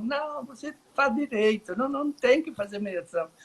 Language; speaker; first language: Portuguese; non-native, learner; Spanish